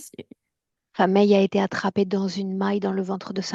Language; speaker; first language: French; native; French